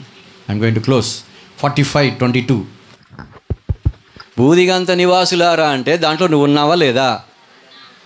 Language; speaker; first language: Telugu; native; Telugu